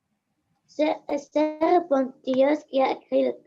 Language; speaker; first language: French; non-native, learner; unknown